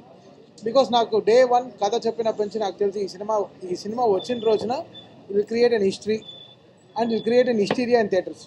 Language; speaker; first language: Telugu; native; Telugu